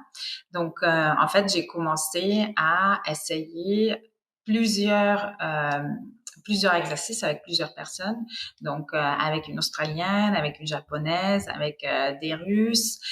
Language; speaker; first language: French; non-native, fluent; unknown